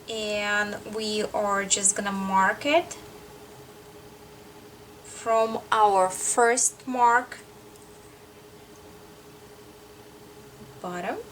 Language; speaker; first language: English; non-native, fluent; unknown